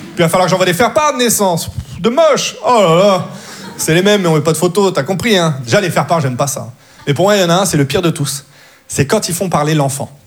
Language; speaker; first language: French; native; French